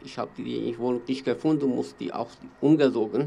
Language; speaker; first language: German; non-native, learner; Kurdish